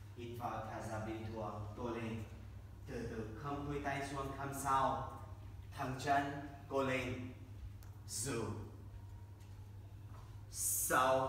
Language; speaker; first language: Vietnamese; non-native, learner; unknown